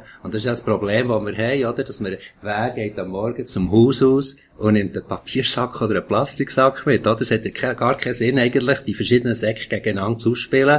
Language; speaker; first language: German; native; German